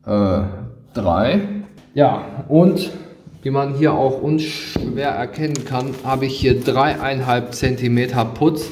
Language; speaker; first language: German; native; German